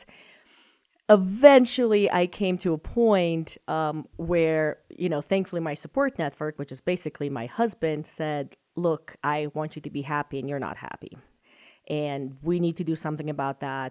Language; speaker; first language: English; non-native, fluent; Russian